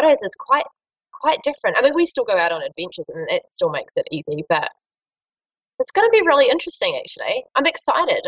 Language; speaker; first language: English; native; English